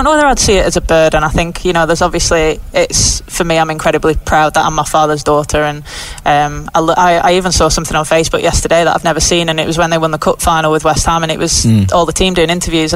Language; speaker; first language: English; native; English